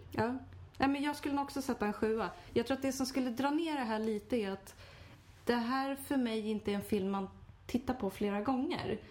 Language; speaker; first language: Swedish; native; Swedish